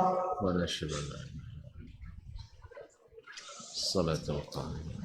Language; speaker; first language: Arabic; non-native, fluent; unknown